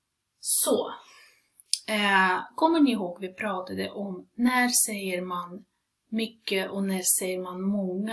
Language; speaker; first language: Swedish; non-native, fluent; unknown